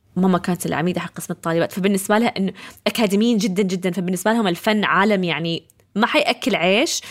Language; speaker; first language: Arabic; early bilingual, heritage; Arabic